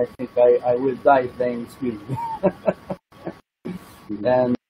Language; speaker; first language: English; non-native, learner; Italian